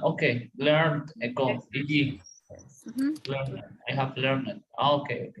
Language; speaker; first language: English; non-native, learner; Spanish